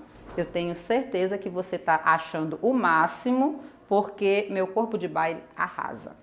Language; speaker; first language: Portuguese; native; Portuguese